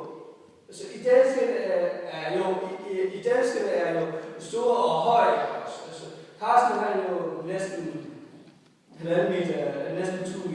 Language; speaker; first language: Danish; non-native, fluent; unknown